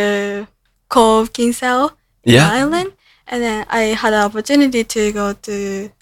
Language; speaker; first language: English; non-native, learner; Japanese